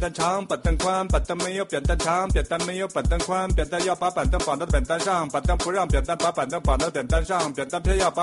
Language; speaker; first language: Chinese; native; Chinese